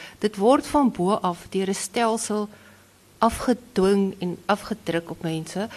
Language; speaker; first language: Afrikaans; native; Afrikaans